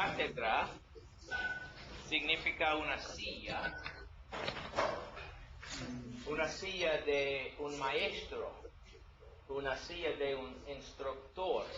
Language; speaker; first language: Spanish; non-native, learner; English